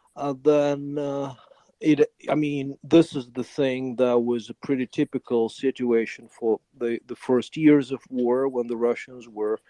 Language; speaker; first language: English; non-native, fluent; Ukrainian